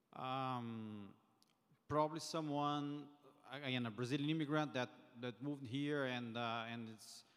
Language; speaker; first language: English; non-native, fluent; Portuguese